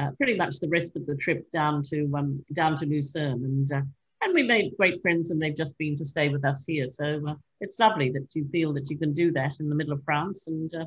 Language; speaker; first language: English; native; English